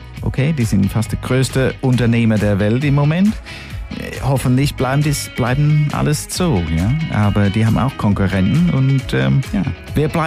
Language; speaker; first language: German; non-native, fluent; English